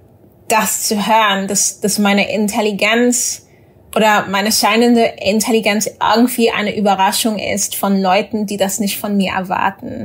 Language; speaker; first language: German; early bilingual, other home language; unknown